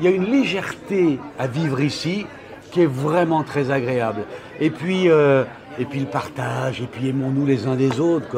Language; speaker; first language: French; native; French